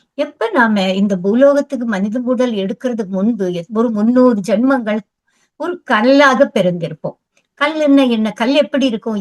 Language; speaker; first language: Tamil; non-native, local second language; Telugu